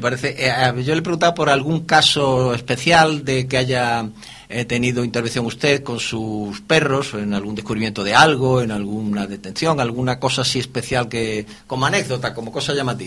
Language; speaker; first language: Spanish; native; Spanish